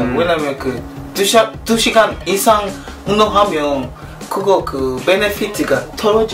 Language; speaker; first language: Korean; non-native, learner; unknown